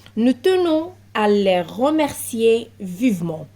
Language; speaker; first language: French; non-native, local second language; Arabic